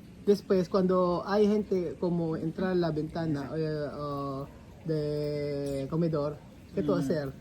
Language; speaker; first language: Spanish; non-native, learner; Filipino